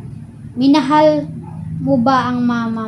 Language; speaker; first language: Filipino; non-native, local second language; Cebuano